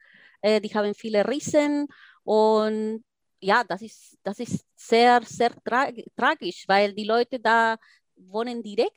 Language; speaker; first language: German; non-native, fluent; Spanish